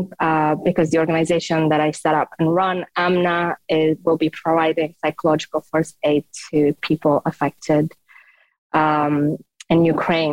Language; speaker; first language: English; non-native, fluent; Persian